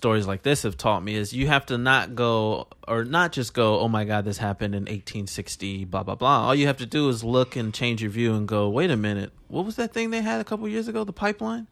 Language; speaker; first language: English; native; English